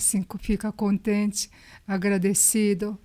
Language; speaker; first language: Portuguese; non-native, learner; Japanese